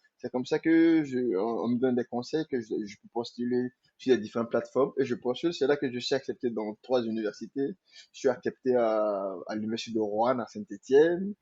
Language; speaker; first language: French; non-native, local second language; Mandingo